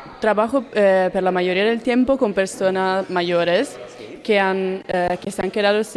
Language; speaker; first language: Spanish; non-native, learner; Italian